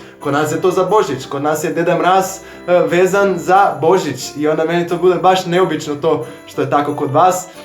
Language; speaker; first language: Bosnian; non-native, fluent; Portuguese